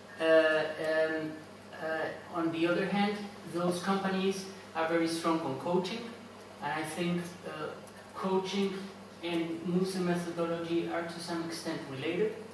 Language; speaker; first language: English; non-native, fluent; Spanish